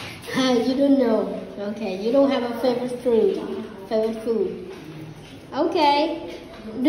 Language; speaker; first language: English; non-native, fluent; Vietnamese